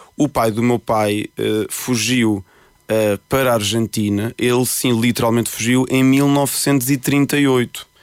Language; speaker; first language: Portuguese; early bilingual, other home language; Spanish